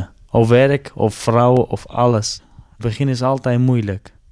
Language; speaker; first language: Dutch; non-native, learner; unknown